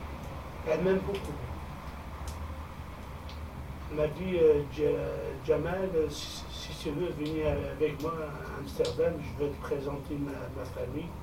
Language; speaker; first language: French; non-native, fluent; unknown